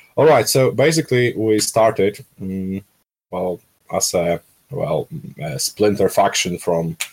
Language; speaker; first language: English; non-native, fluent; Polish